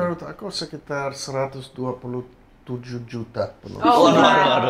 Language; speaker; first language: Indonesian; non-native, fluent; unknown